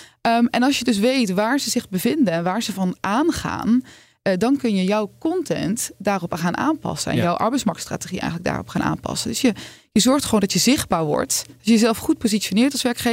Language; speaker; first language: Dutch; native; Dutch